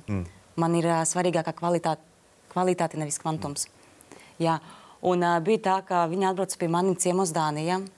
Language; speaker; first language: Latvian; non-native, local second language; Russian